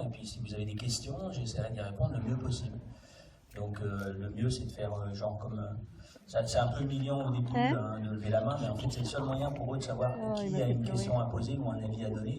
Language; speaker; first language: French; native; French